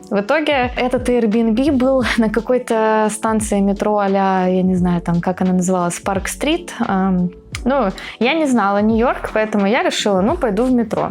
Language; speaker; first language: Russian; native; Russian